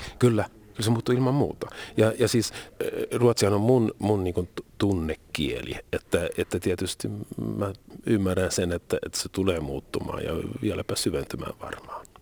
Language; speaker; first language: Finnish; non-native, local second language; Swedish